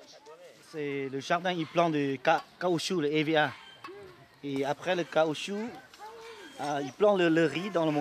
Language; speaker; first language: French; non-native, learner; Lao